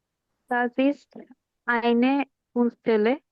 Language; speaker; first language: German; non-native, learner; Bangla